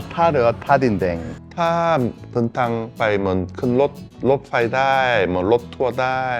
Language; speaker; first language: Thai; non-native, learner; Korean